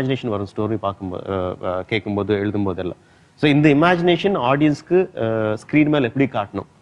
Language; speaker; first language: Tamil; non-native, fluent; Telugu